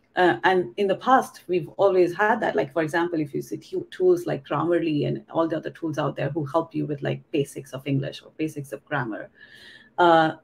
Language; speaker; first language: English; non-native, local second language; Hindi